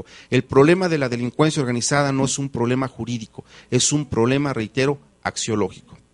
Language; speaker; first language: Spanish; native; Spanish